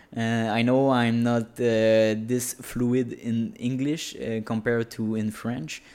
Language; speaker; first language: English; non-native, fluent; French